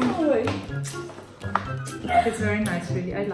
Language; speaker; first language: English; non-native, fluent; Italian